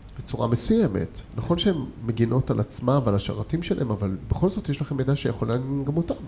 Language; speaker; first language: Hebrew; native; Hebrew